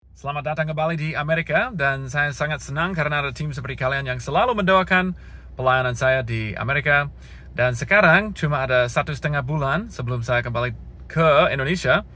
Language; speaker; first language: Indonesian; non-native, fluent; English